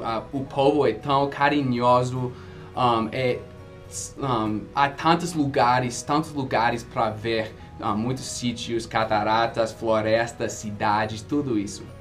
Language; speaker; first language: Portuguese; non-native, fluent; English